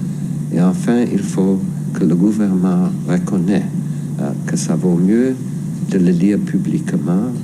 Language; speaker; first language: French; non-native, fluent; English